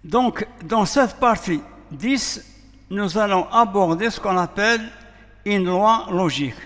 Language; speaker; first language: French; non-native, local second language; Arabic